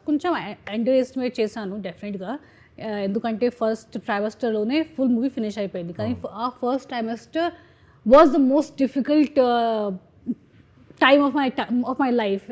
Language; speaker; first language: Telugu; non-native, learner; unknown